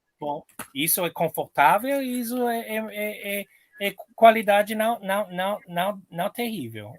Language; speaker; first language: Portuguese; non-native, learner; English